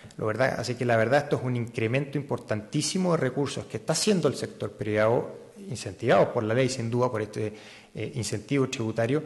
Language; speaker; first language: Spanish; native; Spanish